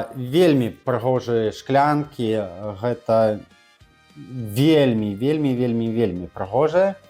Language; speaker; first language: Belarusian; non-native, local second language; Russian